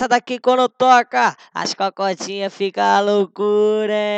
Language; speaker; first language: Portuguese; native; Portuguese